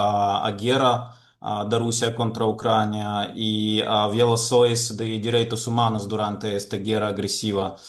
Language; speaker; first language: Portuguese; non-native, fluent; Ukrainian